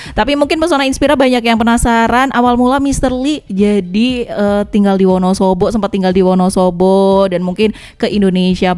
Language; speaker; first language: Indonesian; native; Indonesian